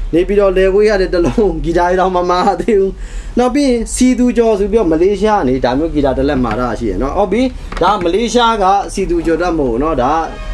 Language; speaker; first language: Burmese; non-native, local second language; Tedim Chin